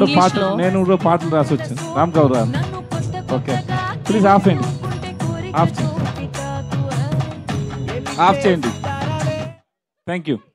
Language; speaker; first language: Telugu; non-native, learner; Tamil